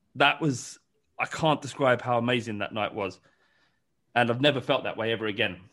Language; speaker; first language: English; native; English